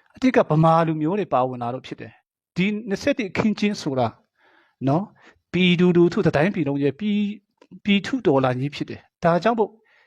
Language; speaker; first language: Burmese; non-native, local second language; Kachin